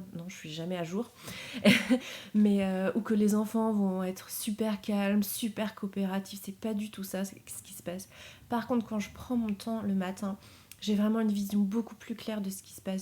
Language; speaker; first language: French; native; French